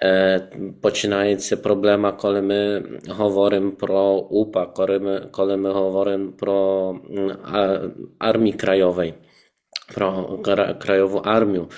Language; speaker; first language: Ukrainian; non-native, fluent; Polish